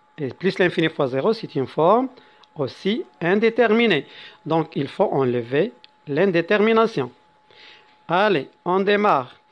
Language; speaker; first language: French; non-native, local second language; Arabic